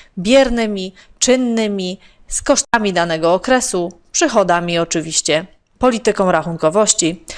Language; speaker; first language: Polish; native; Polish